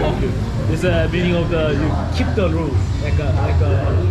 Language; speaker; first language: English; non-native, learner; Korean